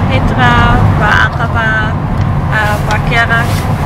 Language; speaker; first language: Arabic; non-native, learner; German